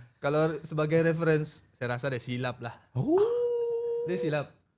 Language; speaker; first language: Malay; native; Malay